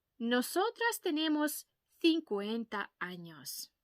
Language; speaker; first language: Spanish; non-native, fluent; Ukrainian